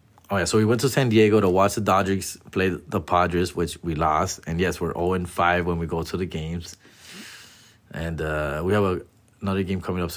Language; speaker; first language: English; early bilingual, other home language; Spanish